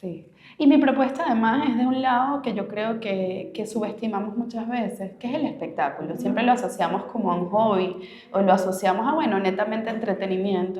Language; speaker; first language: Spanish; native; Spanish